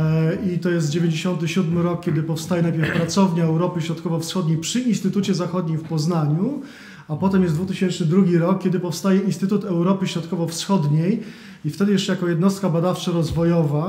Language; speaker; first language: Polish; native; Polish